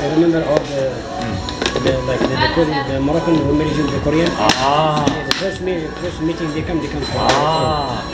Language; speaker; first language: English; non-native, fluent; Arabic